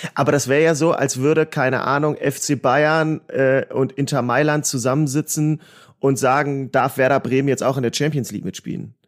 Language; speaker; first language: German; native; German